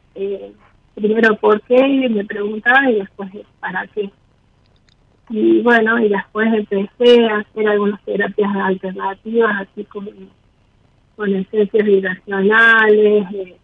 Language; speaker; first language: Spanish; native; Spanish